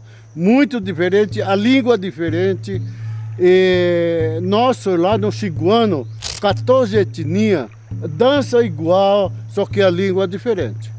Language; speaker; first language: Portuguese; non-native, local second language; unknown